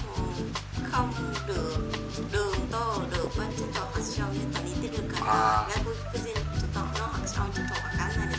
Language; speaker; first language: Japanese; non-native, learner; Vietnamese